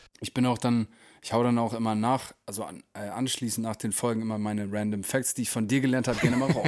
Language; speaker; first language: German; native; German